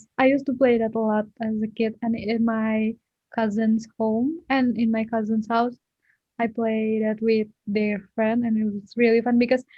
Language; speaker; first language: English; non-native, fluent; Indonesian